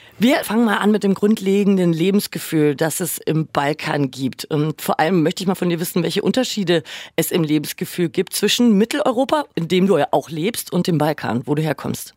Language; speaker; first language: German; native; German